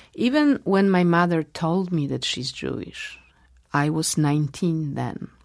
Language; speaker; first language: English; non-native, fluent; Polish